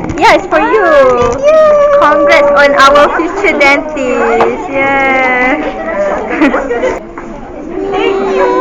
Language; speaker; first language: English; non-native, local second language; Malay